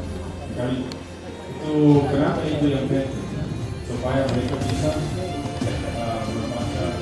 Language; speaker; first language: Indonesian; non-native, learner; English